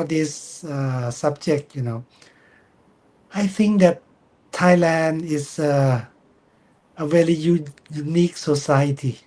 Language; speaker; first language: English; non-native, fluent; Thai